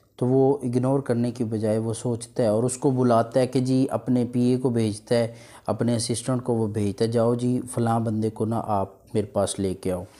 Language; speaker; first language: Urdu; non-native, local second language; Punjabi